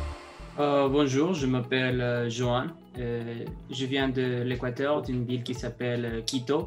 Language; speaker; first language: French; non-native, fluent; Spanish